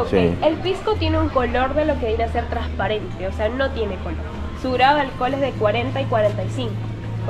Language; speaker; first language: Spanish; native; Spanish